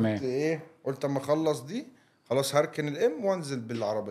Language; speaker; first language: Arabic; native; Arabic